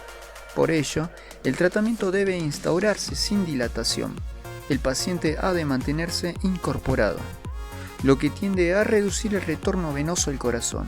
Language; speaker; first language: Spanish; native; Spanish